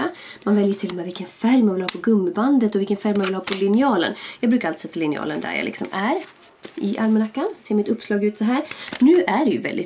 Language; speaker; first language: Swedish; native; Swedish